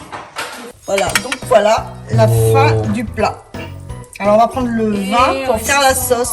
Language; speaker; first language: French; native; French